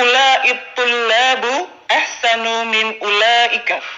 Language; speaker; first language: Arabic; non-native, fluent; Indonesian